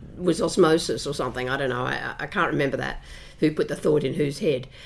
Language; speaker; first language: English; native; English